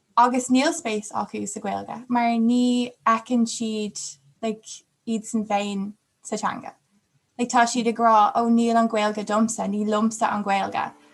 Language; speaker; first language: Irish; non-native, local second language; English